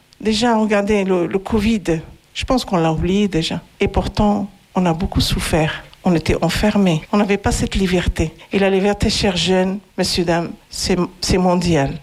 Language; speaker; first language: French; non-native, local second language; Arabic